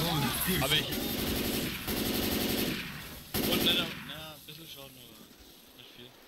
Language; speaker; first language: German; native; German